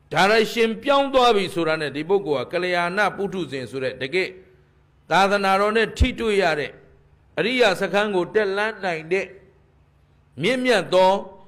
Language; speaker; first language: Burmese; native; Burmese